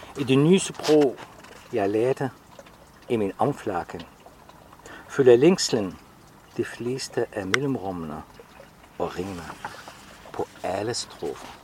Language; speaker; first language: Danish; non-native, fluent; Arabic